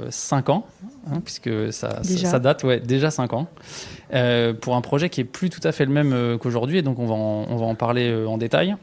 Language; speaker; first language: French; native; French